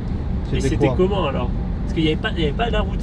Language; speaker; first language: French; native; French